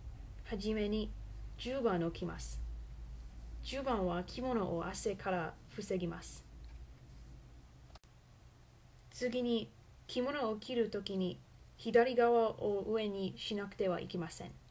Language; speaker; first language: Japanese; non-native, learner; English